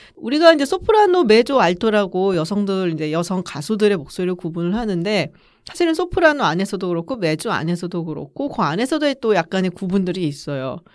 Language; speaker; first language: Korean; native; Korean